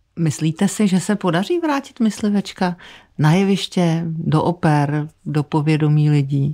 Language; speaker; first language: Czech; native; Czech